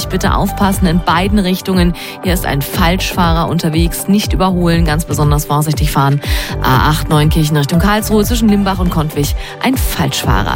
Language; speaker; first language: German; native; German